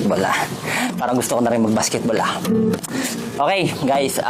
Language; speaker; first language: Filipino; native; Filipino